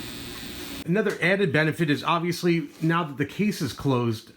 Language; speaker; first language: English; native; English